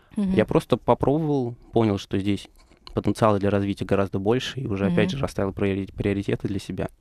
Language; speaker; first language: Russian; native; Russian